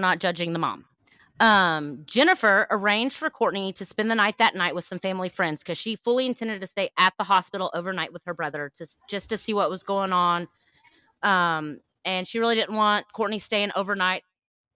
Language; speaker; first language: English; native; English